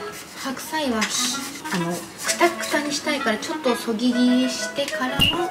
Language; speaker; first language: Japanese; native; Japanese